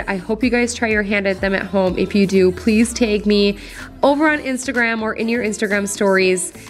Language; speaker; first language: English; native; English